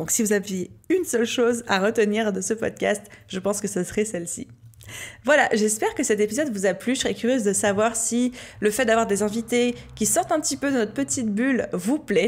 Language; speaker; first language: French; native; French